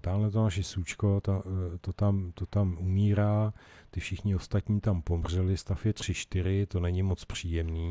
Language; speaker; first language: Czech; native; Czech